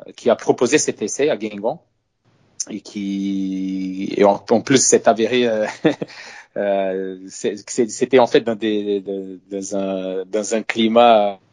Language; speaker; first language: French; non-native, fluent; Portuguese